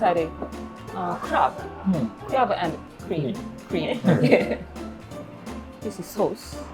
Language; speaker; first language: English; non-native, learner; Japanese